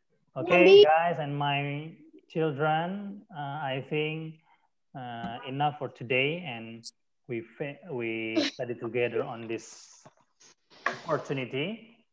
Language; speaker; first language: English; non-native, learner; Indonesian